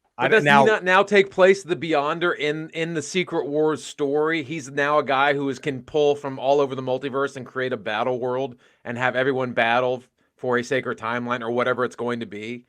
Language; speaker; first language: English; native; English